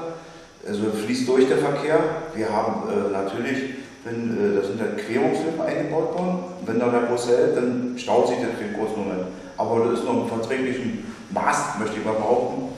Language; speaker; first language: German; native; German